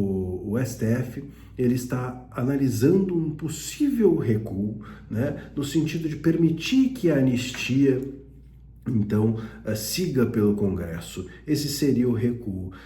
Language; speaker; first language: Portuguese; native; Portuguese